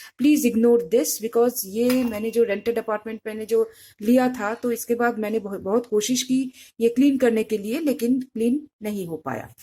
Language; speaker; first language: Hindi; non-native, local second language; Bangla